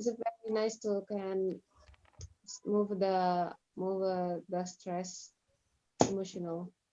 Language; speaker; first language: English; non-native, learner; Indonesian